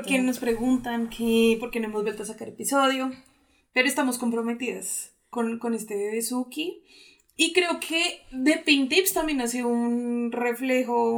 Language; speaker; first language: Spanish; native; Spanish